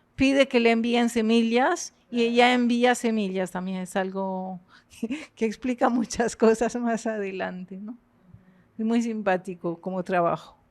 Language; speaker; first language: Spanish; non-native, fluent; French